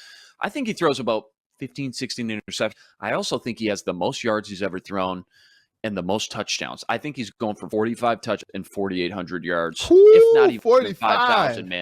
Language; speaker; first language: English; native; English